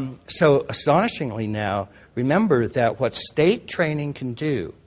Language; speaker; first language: English; native; English